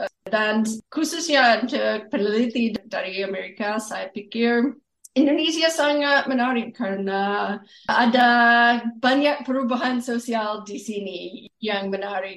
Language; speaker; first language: Indonesian; non-native, fluent; English